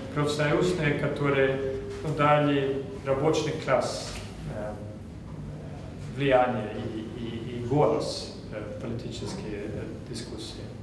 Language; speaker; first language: Russian; non-native, fluent; Swedish